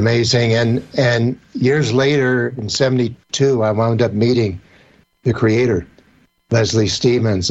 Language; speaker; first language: English; native; English